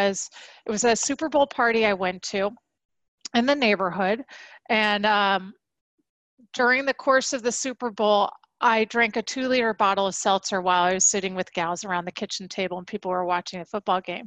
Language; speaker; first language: English; native; English